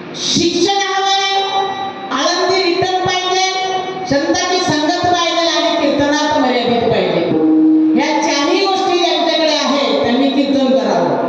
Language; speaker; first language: Marathi; non-native, local second language; Rajasthani